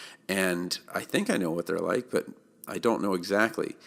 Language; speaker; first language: English; native; English